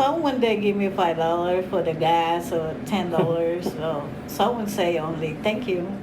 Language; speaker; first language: English; non-native, learner; Spanish